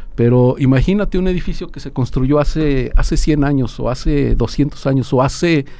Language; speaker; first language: Spanish; native; Spanish